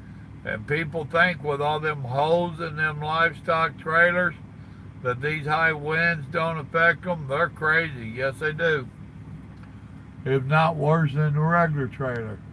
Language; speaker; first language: English; native; English